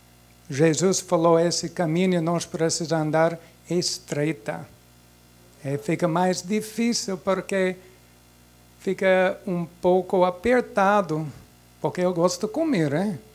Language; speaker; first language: Portuguese; non-native, fluent; English